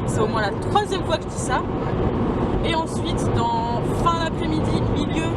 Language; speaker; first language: French; native; French